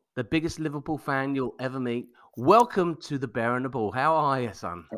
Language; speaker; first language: English; native; English